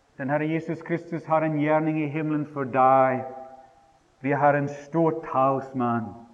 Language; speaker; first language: Norwegian; non-native, fluent; English